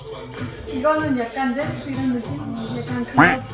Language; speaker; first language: Korean; non-native, learner; Spanish